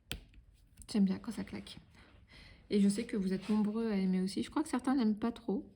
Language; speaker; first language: French; native; French